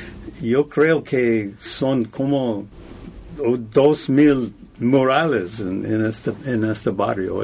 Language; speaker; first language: Spanish; non-native, fluent; English